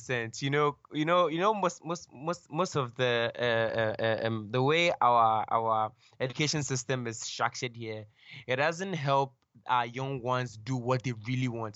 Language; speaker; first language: English; non-native, local second language; Akan